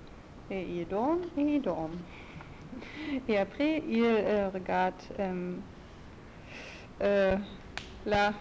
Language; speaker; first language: French; non-native, learner; German